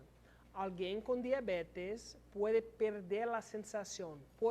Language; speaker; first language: Spanish; non-native, learner; English